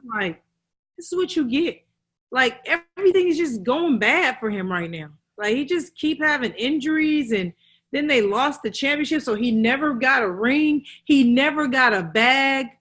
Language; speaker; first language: English; native; English